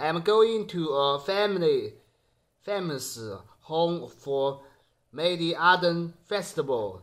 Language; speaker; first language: English; non-native, learner; Chinese